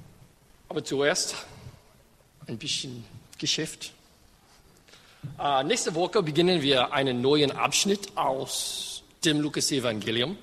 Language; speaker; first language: German; non-native, fluent; English